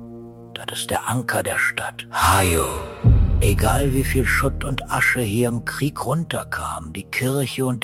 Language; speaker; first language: German; native; German